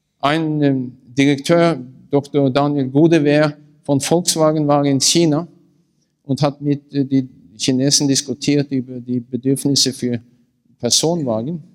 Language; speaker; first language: German; non-native, learner; Norwegian